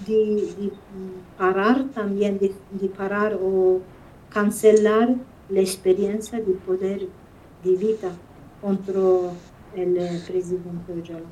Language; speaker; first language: Spanish; non-native, fluent; Kurdish